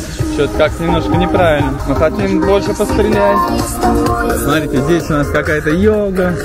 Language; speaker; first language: Russian; native; Russian